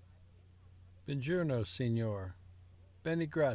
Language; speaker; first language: Italian; non-native, learner; English